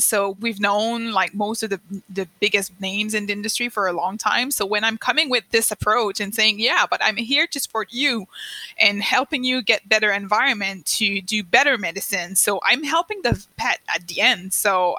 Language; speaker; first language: English; non-native, fluent; French